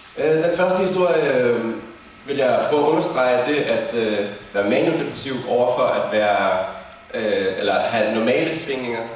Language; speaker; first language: Danish; native; Danish